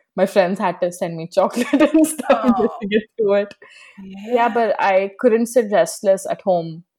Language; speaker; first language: English; non-native, local second language; Hindi